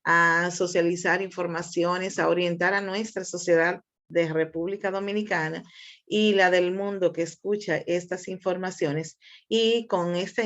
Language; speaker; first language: Spanish; native; Spanish